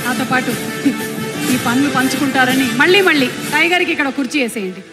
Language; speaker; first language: Telugu; native; Telugu